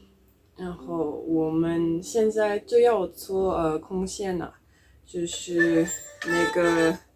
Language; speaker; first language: Chinese; non-native, learner; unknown